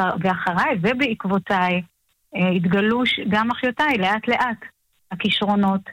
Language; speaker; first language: Hebrew; early bilingual, other home language; Amharic